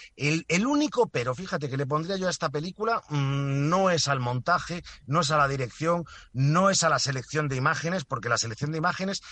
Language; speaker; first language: Spanish; native; Spanish